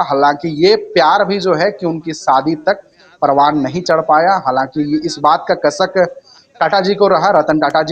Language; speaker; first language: Hindi; native; Hindi